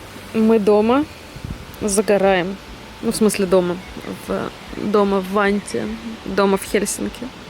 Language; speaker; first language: Russian; native; Russian